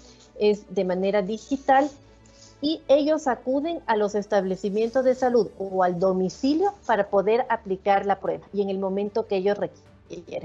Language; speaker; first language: Spanish; native; Spanish